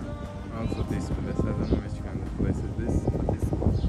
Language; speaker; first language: English; non-native, local second language; Bangla